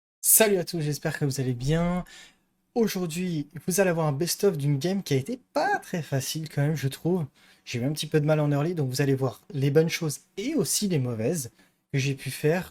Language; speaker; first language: French; native; French